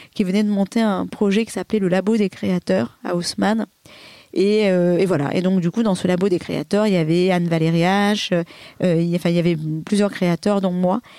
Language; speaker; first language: French; early bilingual, other home language; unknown